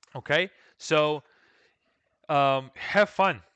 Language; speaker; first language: English; non-native, fluent; Russian